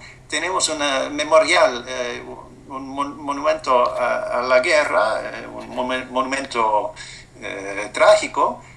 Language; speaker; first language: Spanish; non-native, fluent; English